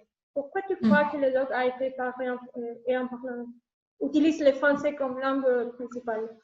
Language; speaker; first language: French; non-native, learner; Spanish